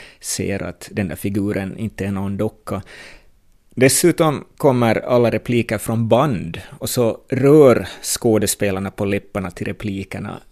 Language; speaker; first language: Swedish; native; Swedish